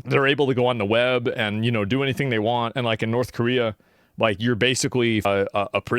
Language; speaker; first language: English; native; English